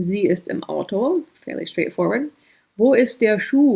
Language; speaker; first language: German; non-native, fluent; English